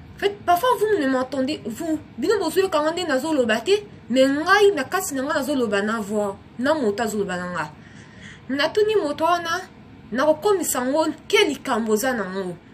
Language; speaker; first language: Lingala; native; Lingala